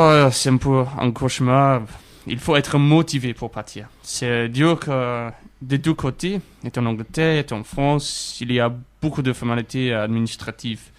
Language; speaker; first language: French; non-native, fluent; English